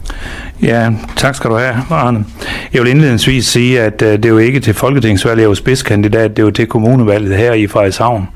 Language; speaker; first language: Danish; native; Danish